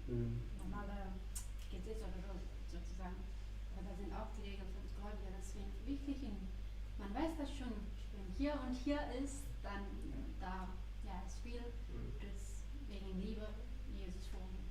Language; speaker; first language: German; non-native, fluent; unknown